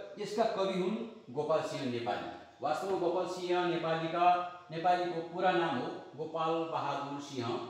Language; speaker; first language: Nepali; native; Nepali